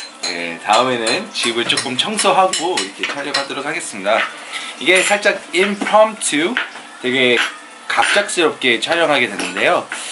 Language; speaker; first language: Korean; early bilingual, heritage; Korean